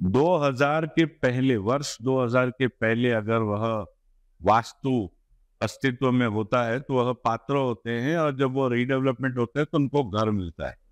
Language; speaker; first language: Hindi; non-native, local second language; Gujarati